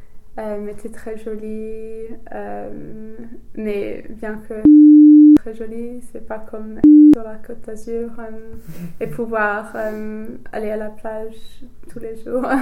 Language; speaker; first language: French; non-native, learner; English